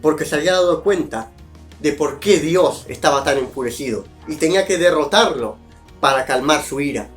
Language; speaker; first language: Spanish; native; Spanish